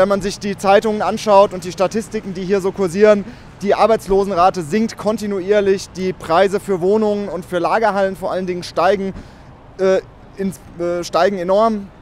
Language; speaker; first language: German; native; German